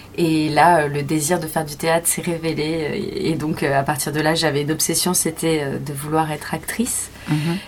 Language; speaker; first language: French; native; French